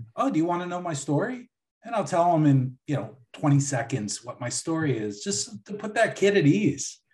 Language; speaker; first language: English; native; English